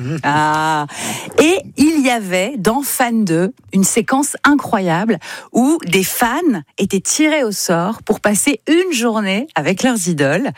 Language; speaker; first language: French; native; French